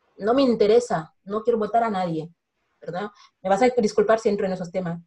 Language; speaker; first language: Spanish; non-native, local second language; Fang